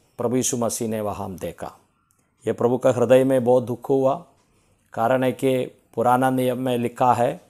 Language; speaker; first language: Hindi; non-native, local second language; Malayalam